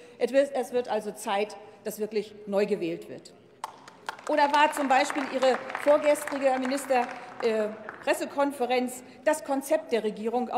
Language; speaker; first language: German; native; German